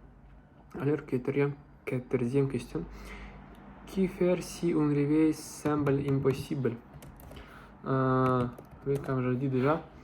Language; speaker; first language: French; non-native, learner; Russian